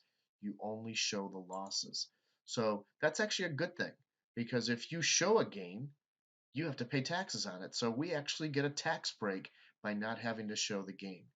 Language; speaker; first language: English; native; English